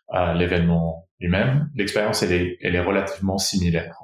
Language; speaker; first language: French; non-native, fluent; Portuguese